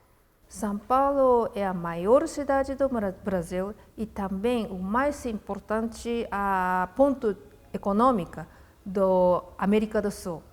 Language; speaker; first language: Portuguese; non-native, fluent; Japanese